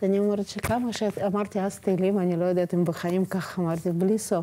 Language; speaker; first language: Hebrew; non-native, fluent; Russian